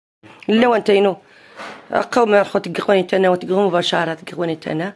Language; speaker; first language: Arabic; non-native, local second language; Riffian